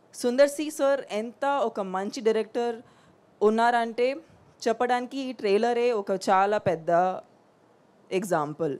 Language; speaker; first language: Telugu; non-native, fluent; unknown